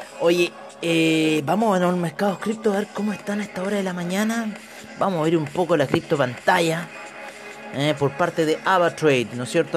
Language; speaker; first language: Spanish; native; Spanish